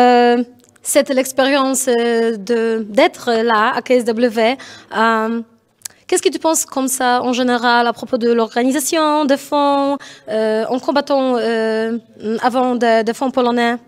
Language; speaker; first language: French; non-native, learner; Polish